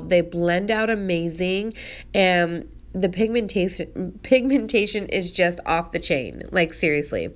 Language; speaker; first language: English; native; English